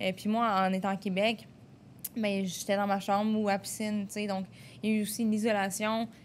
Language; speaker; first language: French; native; French